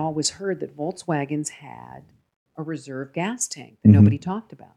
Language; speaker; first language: English; native; English